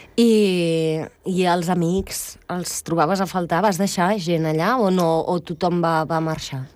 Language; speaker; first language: Catalan; native; Catalan